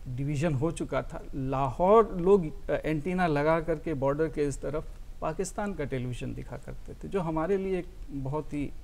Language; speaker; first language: Hindi; native; Hindi